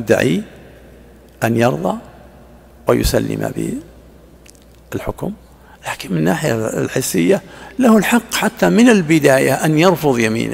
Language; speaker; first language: Arabic; native; Arabic